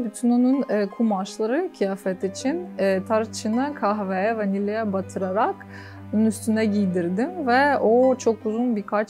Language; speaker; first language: Turkish; non-native, fluent; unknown